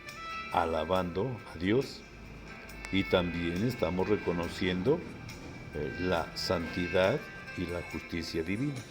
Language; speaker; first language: Spanish; native; Spanish